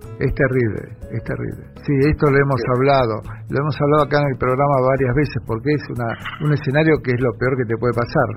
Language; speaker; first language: Spanish; native; Spanish